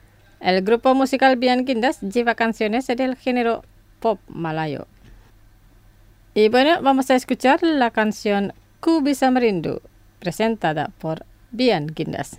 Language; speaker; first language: Spanish; non-native, fluent; Indonesian